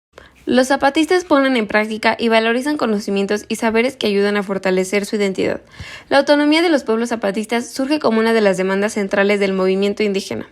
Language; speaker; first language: Spanish; native; Spanish